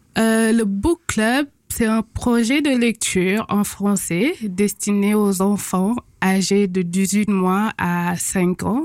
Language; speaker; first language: French; non-native, local second language; Wolof